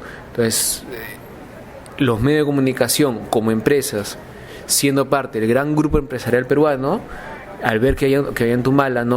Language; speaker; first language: Spanish; native; Spanish